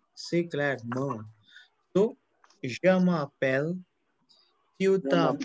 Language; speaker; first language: French; non-native, fluent; Hindi